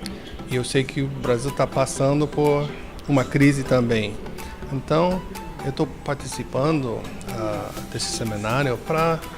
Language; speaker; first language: Portuguese; non-native, fluent; English